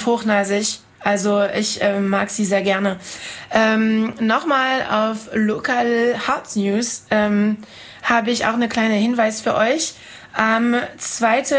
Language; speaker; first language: German; non-native, fluent; French